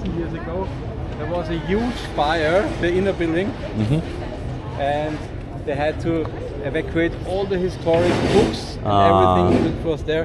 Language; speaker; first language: English; non-native, fluent; German